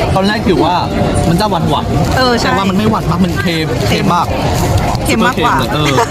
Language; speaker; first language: Thai; non-native, fluent; Indonesian